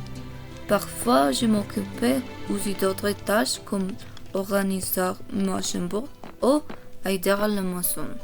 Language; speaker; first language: French; non-native, learner; Korean